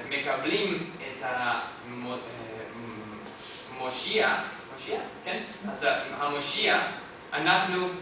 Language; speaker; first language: Hebrew; non-native, learner; English